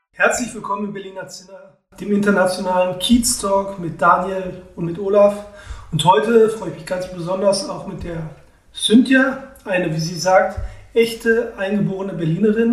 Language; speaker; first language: German; native; German